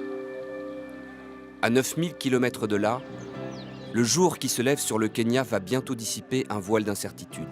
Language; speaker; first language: French; native; French